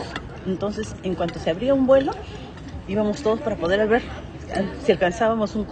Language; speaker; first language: Spanish; native; Spanish